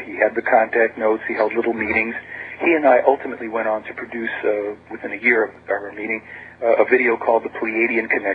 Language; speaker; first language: English; native; English